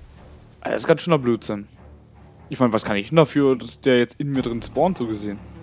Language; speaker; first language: German; native; German